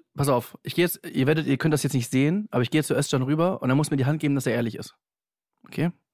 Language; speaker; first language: German; native; German